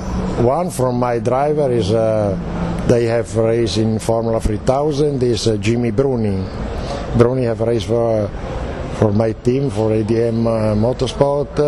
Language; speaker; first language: English; non-native, learner; Italian